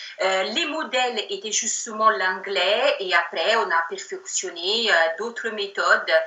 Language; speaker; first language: French; non-native, fluent; Italian